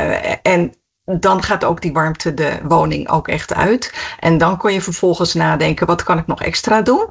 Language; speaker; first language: Dutch; native; Dutch